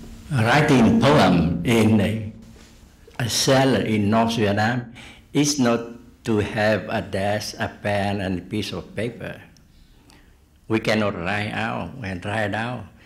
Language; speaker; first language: English; non-native, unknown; Vietnamese